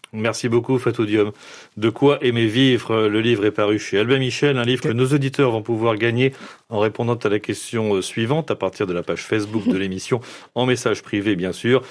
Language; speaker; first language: French; native; French